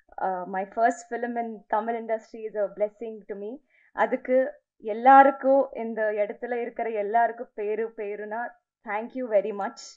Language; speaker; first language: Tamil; non-native, learner; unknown